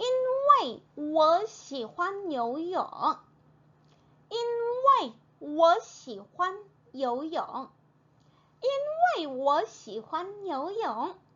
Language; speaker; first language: Chinese; non-native, fluent; Korean